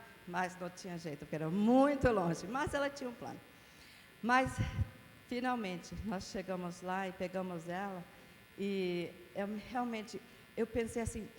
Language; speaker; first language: Portuguese; non-native, fluent; English